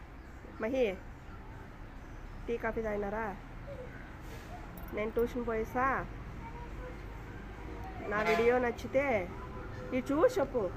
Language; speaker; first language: Telugu; native; Telugu